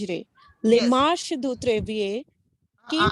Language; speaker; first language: French; non-native, learner; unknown